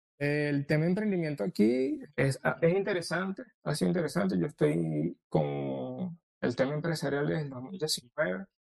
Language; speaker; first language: Spanish; native; Spanish